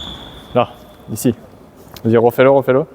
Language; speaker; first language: French; native; French